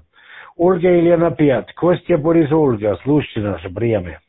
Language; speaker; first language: Russian; non-native, learner; German